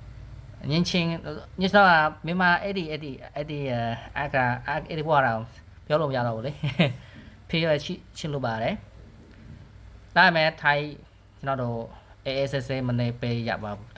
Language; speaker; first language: Burmese; non-native, learner; Khmer